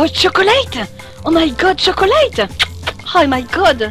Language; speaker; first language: English; non-native, learner; French